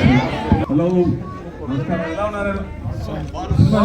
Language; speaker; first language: Telugu; non-native, fluent; Tamil